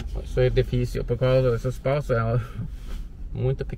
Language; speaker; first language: Portuguese; non-native, learner; Norwegian